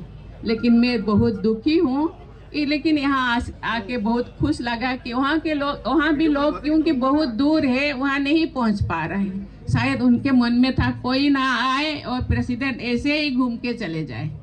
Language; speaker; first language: Hindi; non-native, local second language; Santali